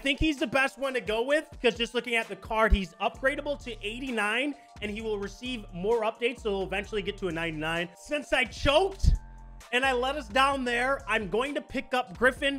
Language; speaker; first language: English; native; English